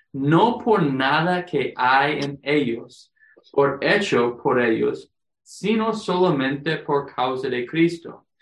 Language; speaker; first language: Spanish; non-native, fluent; English